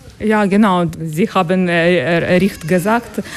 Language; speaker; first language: German; non-native, learner; Ukrainian